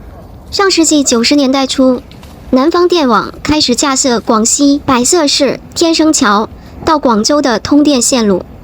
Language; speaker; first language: Chinese; native; Chinese